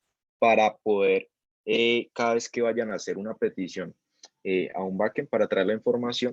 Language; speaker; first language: Spanish; native; Spanish